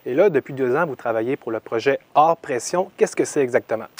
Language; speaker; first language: French; native; French